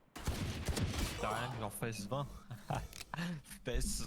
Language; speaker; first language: French; native; French